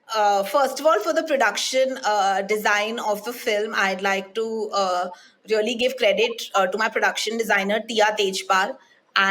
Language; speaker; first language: English; non-native, local second language; Hindi